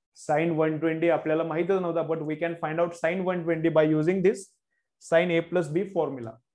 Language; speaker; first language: Marathi; native; Marathi